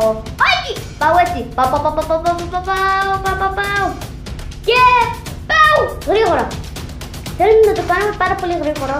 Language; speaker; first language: Greek; non-native, learner; Arabic